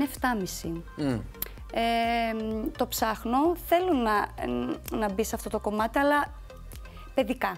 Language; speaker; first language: Greek; native; Greek